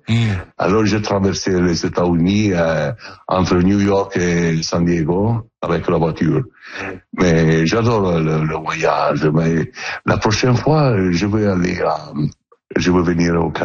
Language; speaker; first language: French; non-native, learner; Italian